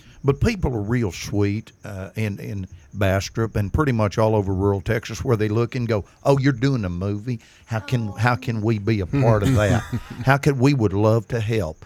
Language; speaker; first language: English; native; English